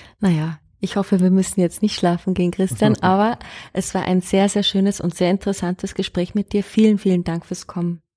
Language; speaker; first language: German; native; German